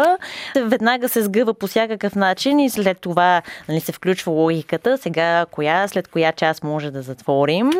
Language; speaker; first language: Bulgarian; native; Bulgarian